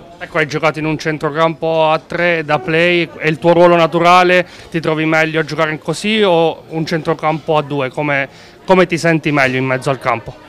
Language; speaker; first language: Italian; native; Italian